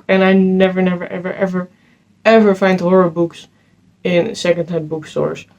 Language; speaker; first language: English; non-native, fluent; Dutch